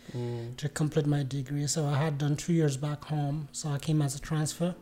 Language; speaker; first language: English; non-native, fluent; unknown